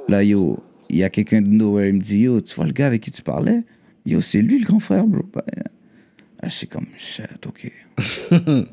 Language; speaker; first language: French; native; French